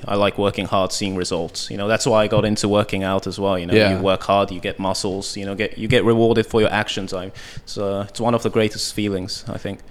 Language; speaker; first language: English; early bilingual, heritage; Japanese